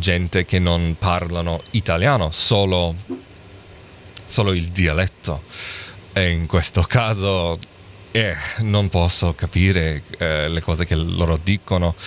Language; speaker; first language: Italian; non-native, learner; English